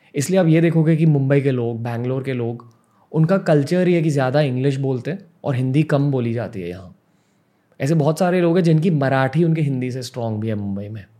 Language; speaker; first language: Hindi; non-native, local second language; English